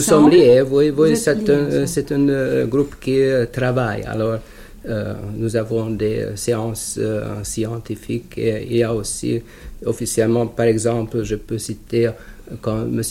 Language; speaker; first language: French; non-native, fluent; Hungarian